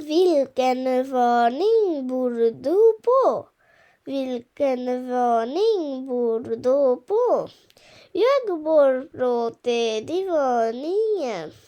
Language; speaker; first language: Swedish; non-native, fluent; Bangla